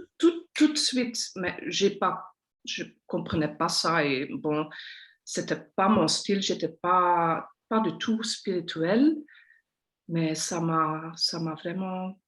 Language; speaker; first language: French; non-native, local second language; Dutch